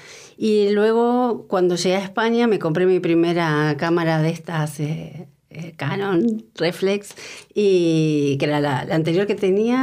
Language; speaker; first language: Spanish; native; Spanish